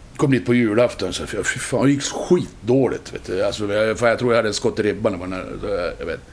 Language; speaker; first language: Swedish; native; Swedish